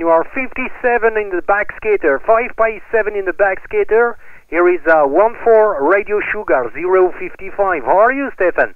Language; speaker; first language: English; non-native, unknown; French